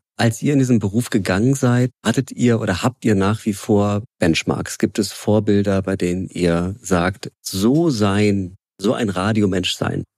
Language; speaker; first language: German; native; German